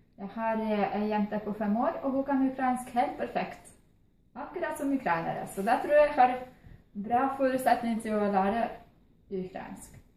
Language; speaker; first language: Norwegian; non-native, fluent; Ukrainian